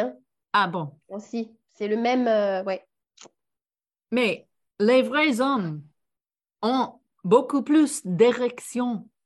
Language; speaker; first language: French; non-native, fluent; English